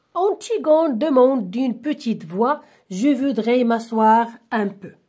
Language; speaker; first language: French; non-native, local second language; Arabic